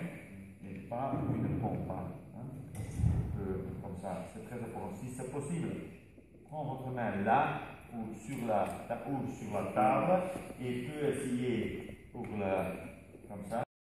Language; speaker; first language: French; non-native, learner; Dutch